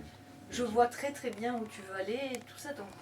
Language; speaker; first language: French; native; French